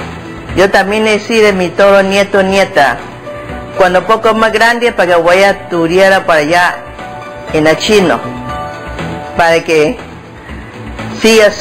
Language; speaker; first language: Spanish; non-native, learner; Chinese